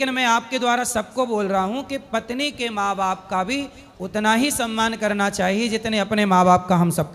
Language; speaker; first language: Hindi; native; Hindi